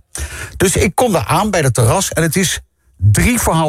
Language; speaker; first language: Dutch; native; Dutch